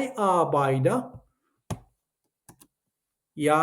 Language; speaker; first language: Danish; non-native, learner; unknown